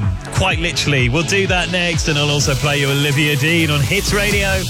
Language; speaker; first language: English; native; English